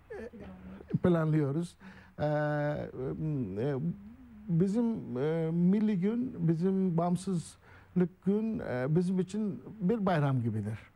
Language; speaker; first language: Turkish; non-native, learner; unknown